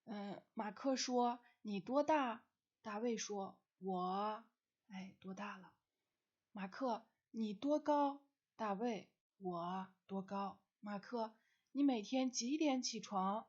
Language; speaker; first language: Chinese; non-native, fluent; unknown